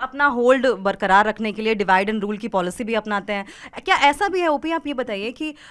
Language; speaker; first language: Hindi; native; Hindi